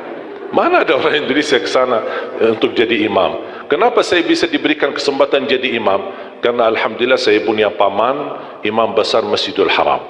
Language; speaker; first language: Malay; non-native, fluent; Arabic